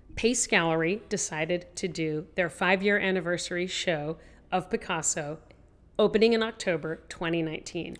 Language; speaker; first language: English; native; English